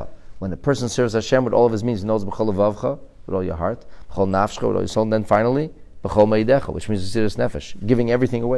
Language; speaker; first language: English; native; English